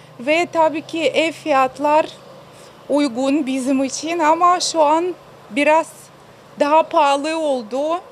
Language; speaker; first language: Turkish; non-native, fluent; Russian